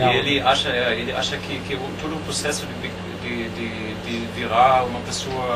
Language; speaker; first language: Portuguese; non-native, fluent; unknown